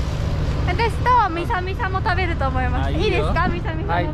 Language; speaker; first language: Japanese; native; Japanese